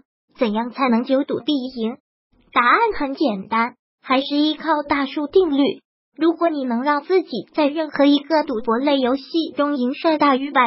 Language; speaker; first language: Chinese; native; Chinese